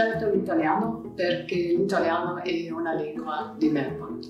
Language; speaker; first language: Italian; non-native, learner; English